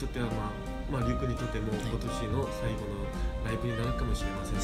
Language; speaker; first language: Japanese; non-native, fluent; Korean